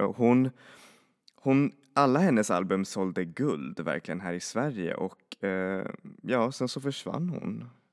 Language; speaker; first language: Swedish; native; Swedish